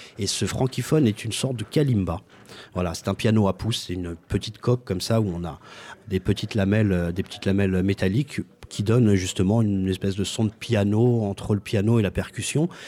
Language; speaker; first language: French; native; French